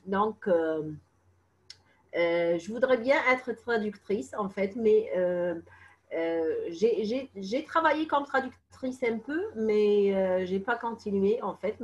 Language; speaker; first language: French; non-native, fluent; Arabic